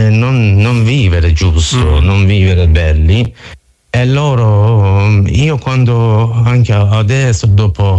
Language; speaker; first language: Italian; non-native, learner; Persian